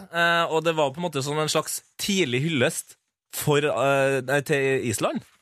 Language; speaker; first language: Norwegian; native; Norwegian